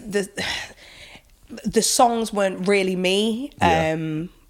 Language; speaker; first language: English; native; English